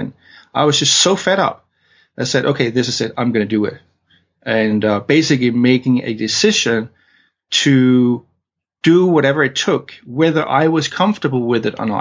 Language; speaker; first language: English; non-native, fluent; Danish